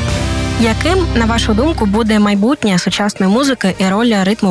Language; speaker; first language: Ukrainian; native; Ukrainian